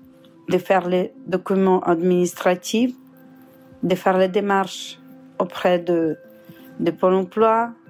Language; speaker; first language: French; non-native, fluent; Ukrainian